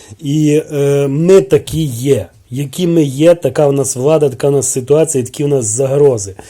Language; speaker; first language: Ukrainian; native; Ukrainian